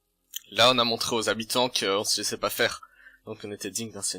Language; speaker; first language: French; native; French